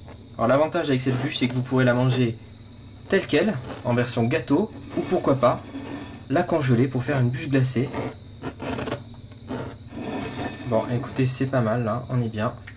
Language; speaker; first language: French; native; French